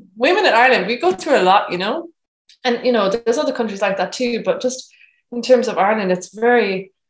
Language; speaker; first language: English; native; English